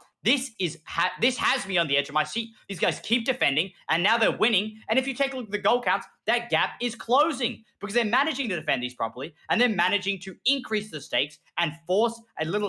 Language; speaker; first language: English; native; English